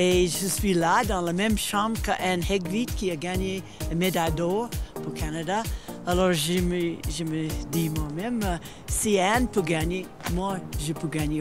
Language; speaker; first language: French; non-native, fluent; English